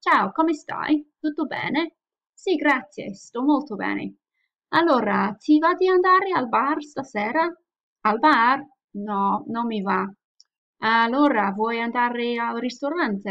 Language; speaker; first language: Italian; non-native, fluent; English